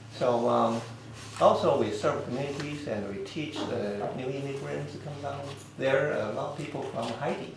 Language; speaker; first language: English; non-native, learner; Chinese